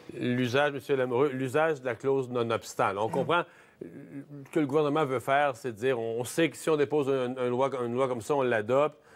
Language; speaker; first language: French; native; French